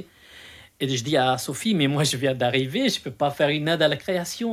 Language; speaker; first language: French; non-native, local second language; Arabic